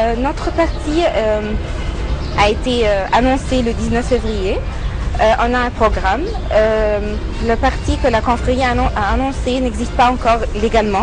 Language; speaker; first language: French; non-native, fluent; Arabic